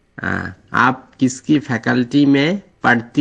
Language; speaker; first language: Hindi; non-native, learner; Bangla